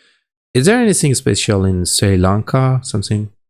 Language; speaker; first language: English; non-native, learner; Persian